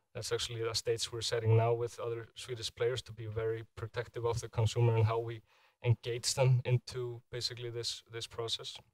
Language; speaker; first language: English; non-native, fluent; Icelandic